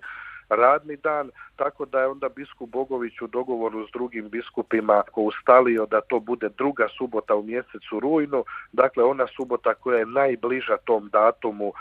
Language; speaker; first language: Croatian; native; Croatian